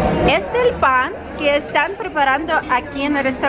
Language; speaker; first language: Spanish; non-native, learner; Russian